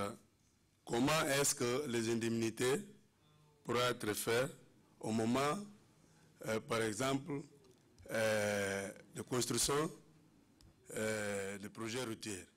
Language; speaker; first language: French; non-native, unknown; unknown